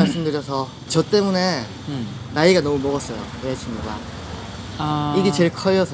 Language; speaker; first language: Korean; native; Korean